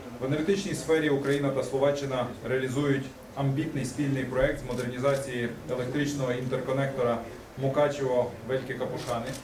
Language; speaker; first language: Ukrainian; native; Ukrainian